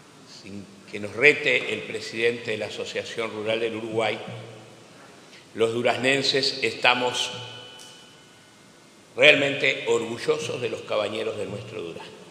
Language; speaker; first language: Spanish; native; Spanish